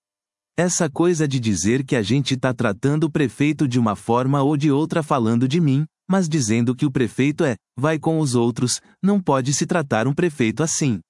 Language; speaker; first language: Portuguese; native; Portuguese